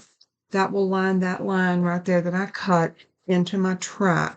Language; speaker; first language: English; native; English